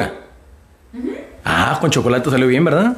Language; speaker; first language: Spanish; native; Spanish